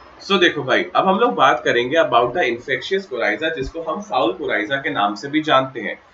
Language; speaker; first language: Hindi; native; Hindi